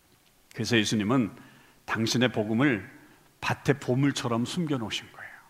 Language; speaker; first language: Korean; native; Korean